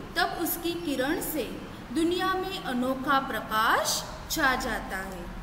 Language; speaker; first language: Hindi; non-native, local second language; Gujarati